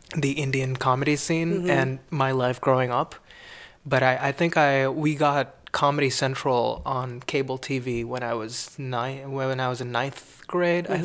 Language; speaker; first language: English; non-native, local second language; Tamil